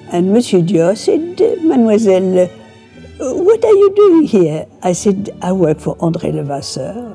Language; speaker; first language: English; non-native, fluent; French